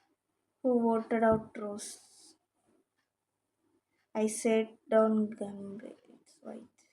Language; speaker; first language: English; non-native, local second language; Malayalam